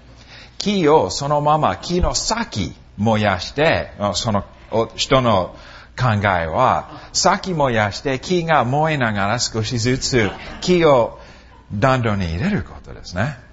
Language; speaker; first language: Japanese; non-native, fluent; English